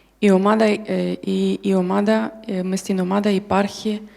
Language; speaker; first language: Greek; non-native, learner; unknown